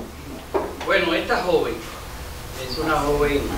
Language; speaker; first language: Spanish; native; Spanish